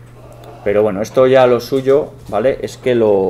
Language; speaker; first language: Spanish; native; Spanish